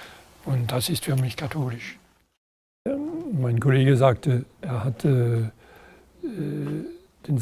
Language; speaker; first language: German; non-native, fluent; French